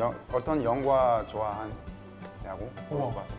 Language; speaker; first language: Korean; non-native, fluent; French